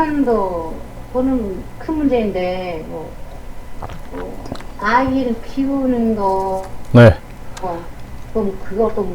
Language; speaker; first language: Korean; non-native, learner; Vietnamese